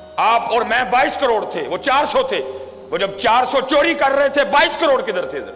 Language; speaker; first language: Urdu; non-native, local second language; Punjabi